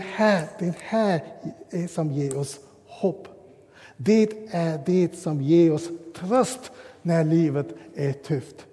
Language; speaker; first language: Swedish; non-native, fluent; English